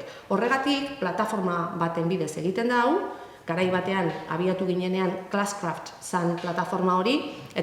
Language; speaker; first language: Basque; native; Basque